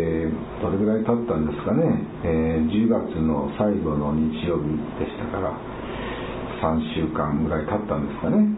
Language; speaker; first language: Japanese; native; Japanese